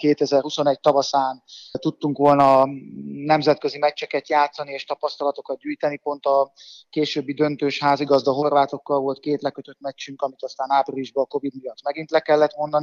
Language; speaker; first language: Hungarian; native; Hungarian